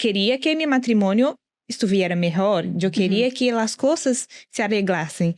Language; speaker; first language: Portuguese; non-native, learner; Spanish